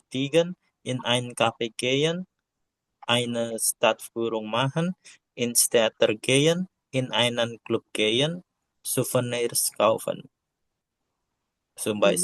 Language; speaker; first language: German; non-native, learner; Indonesian